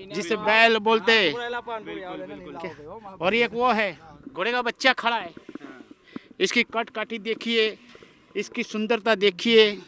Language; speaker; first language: Hindi; non-native, local second language; Gujarati